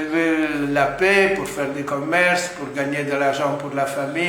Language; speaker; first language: French; non-native, fluent; Italian